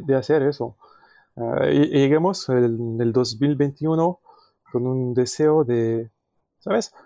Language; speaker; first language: Spanish; non-native, fluent; French